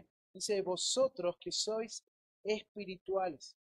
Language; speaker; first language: Spanish; native; Spanish